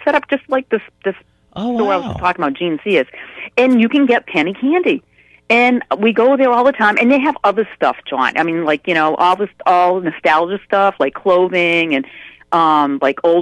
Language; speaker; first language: English; native; English